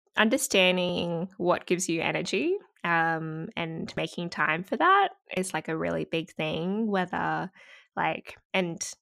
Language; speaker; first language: English; native; English